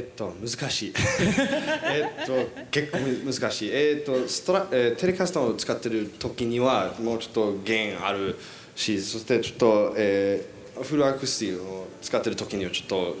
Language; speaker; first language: Japanese; non-native, learner; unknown